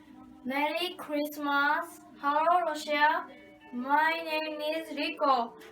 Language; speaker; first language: English; non-native, learner; Japanese